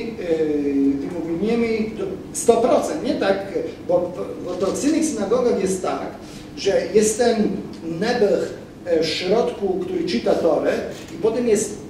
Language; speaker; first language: Polish; non-native, fluent; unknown